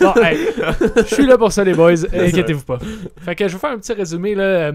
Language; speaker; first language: French; native; French